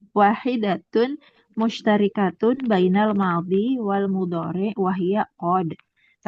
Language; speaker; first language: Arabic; non-native, learner; Indonesian